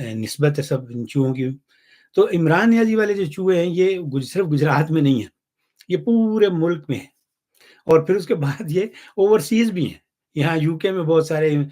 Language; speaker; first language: Urdu; non-native, local second language; Punjabi